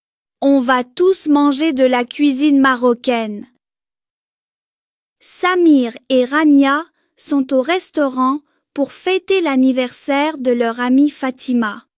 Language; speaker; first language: French; non-native, local second language; Arabic